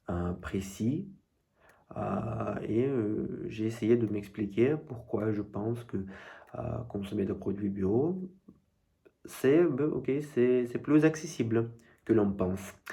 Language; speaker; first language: French; non-native, fluent; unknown